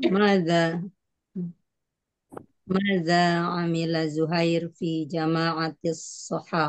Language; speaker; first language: Arabic; non-native, learner; Indonesian